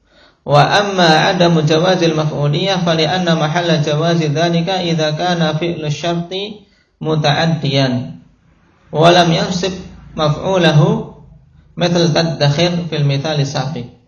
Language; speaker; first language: Arabic; non-native, fluent; Indonesian